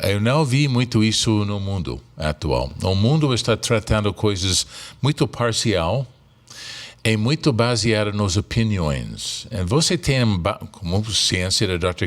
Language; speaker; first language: Portuguese; non-native, fluent; English